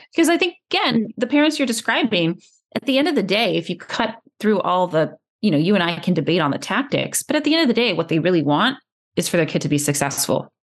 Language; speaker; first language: English; early bilingual, other home language; Spanish